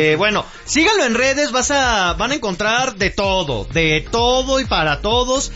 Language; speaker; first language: Spanish; native; Spanish